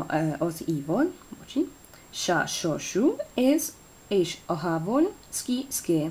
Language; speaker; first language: Hungarian; non-native, learner; Italian